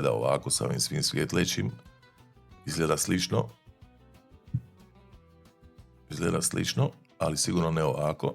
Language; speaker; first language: Bosnian; native; Bosnian